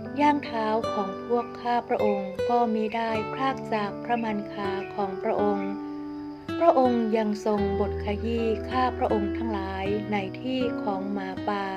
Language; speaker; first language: Thai; native; Thai